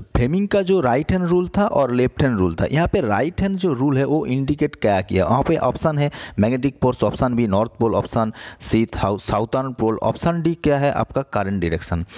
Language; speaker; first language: Hindi; non-native, local second language; Bangla